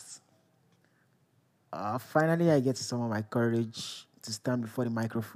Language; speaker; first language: English; non-native, local second language; Yoruba